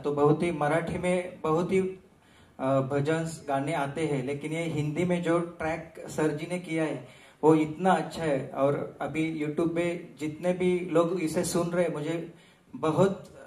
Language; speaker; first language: Hindi; non-native, local second language; Marathi